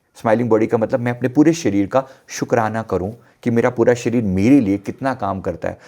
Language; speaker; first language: Hindi; native; Hindi